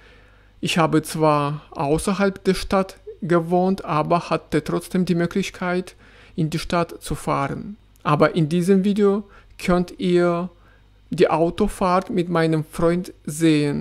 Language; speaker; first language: German; non-native, fluent; Russian